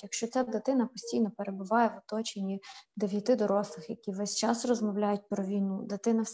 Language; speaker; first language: Ukrainian; native; Ukrainian